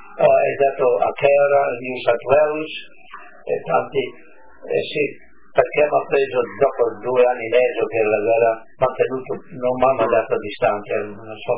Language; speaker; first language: Italian; non-native, local second language; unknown